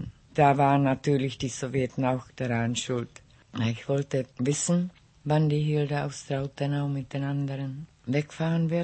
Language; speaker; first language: German; non-native, local second language; Czech